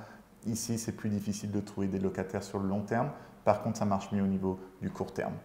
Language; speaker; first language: French; native; French